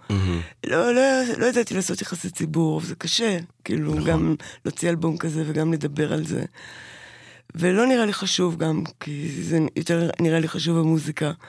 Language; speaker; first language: Hebrew; native; Hebrew